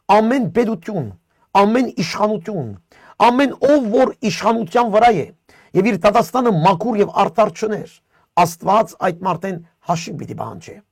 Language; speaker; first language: Armenian; early bilingual, heritage; Armenian